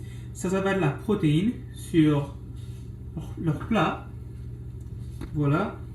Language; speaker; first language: French; non-native, local second language; English